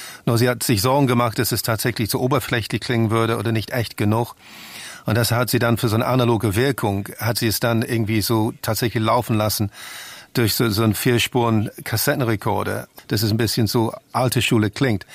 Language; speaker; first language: German; non-native, fluent; English